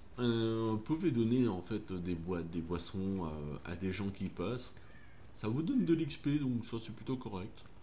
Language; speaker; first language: French; native; French